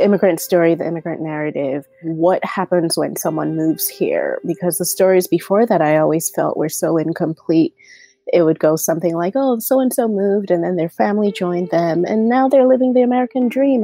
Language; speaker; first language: English; non-native, local second language; Yoruba